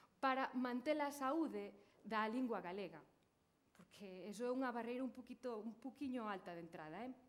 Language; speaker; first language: Galician; native; Galician